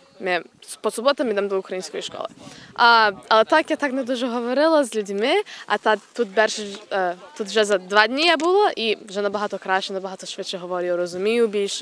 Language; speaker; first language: Ukrainian; early bilingual, heritage; English